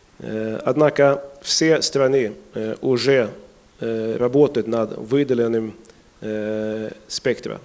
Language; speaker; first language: Russian; non-native, fluent; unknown